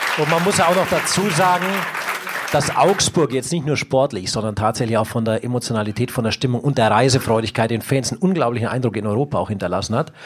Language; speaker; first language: German; native; German